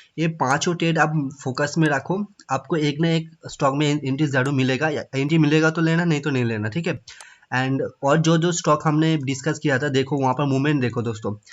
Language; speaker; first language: Hindi; non-native, local second language; Bangla